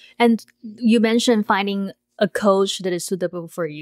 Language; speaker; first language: English; non-native, fluent; Chinese